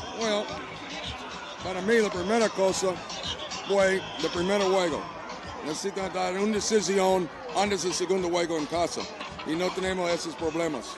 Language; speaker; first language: Spanish; non-native, learner; English